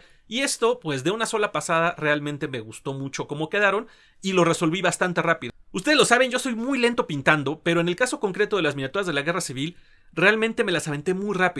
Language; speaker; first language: Spanish; native; Spanish